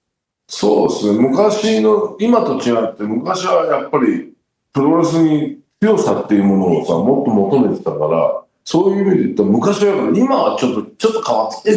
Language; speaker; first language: Japanese; native; Japanese